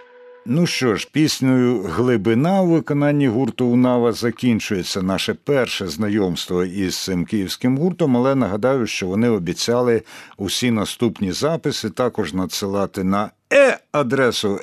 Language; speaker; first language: Ukrainian; native; Ukrainian